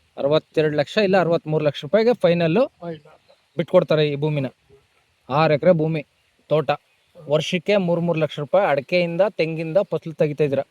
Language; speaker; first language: Kannada; native; Kannada